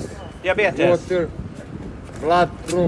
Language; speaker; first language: English; non-native, learner; Serbian